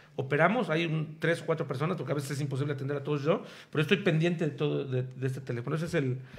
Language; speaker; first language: Spanish; native; Spanish